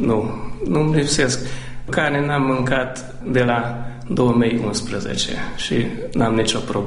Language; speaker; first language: Romanian; non-native, local second language; Hungarian